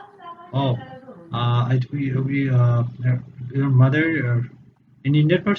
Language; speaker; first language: English; non-native, learner; Bangla